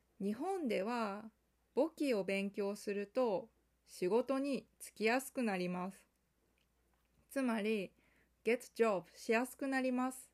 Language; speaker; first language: Japanese; non-native, fluent; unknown